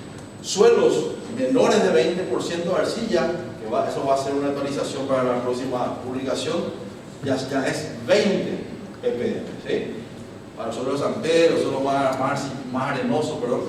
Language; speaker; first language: Spanish; native; Spanish